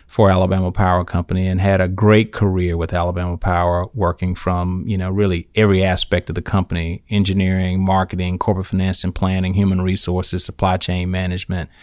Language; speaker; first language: English; native; English